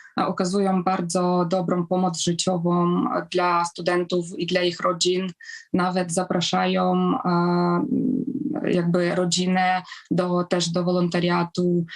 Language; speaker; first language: Polish; non-native, fluent; Ukrainian